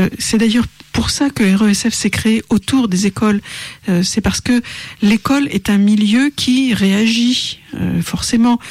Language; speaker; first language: French; native; French